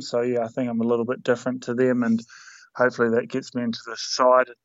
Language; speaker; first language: English; native; English